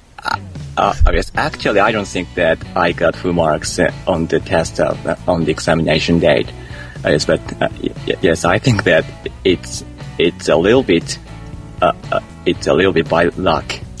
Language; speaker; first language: English; non-native, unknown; Japanese